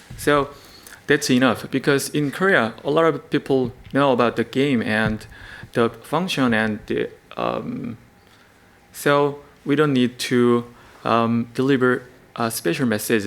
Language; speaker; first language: English; non-native, learner; Korean